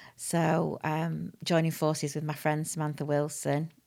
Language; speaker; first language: English; native; English